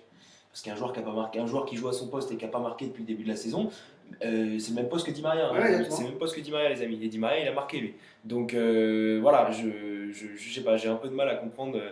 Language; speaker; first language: French; native; French